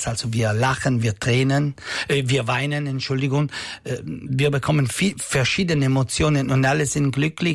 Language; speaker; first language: German; non-native, fluent; Italian